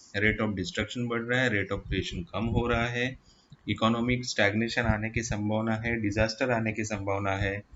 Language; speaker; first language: Hindi; non-native, local second language; Marathi